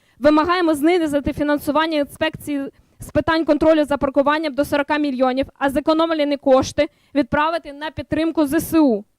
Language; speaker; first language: Ukrainian; native; Ukrainian